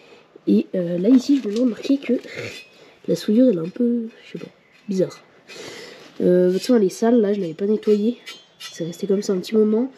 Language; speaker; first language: French; native; French